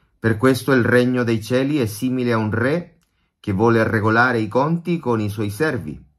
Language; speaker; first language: Italian; non-native, fluent; Spanish